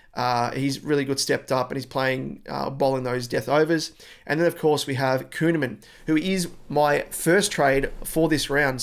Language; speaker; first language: English; native; English